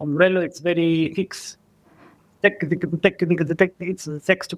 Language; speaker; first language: English; non-native, learner; Italian